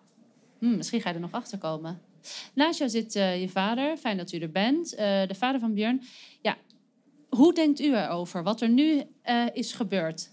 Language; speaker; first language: Dutch; native; Dutch